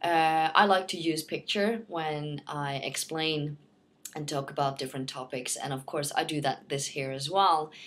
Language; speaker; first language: English; non-native, fluent; Norwegian